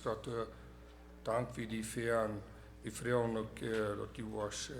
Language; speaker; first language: German; early bilingual, heritage; Plautdietsch